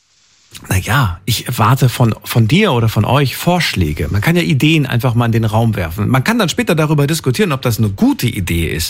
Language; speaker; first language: German; native; German